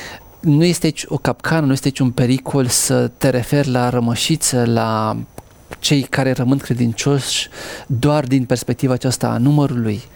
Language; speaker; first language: Romanian; native; Romanian